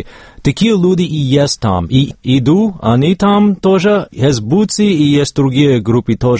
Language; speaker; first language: Russian; non-native, fluent; English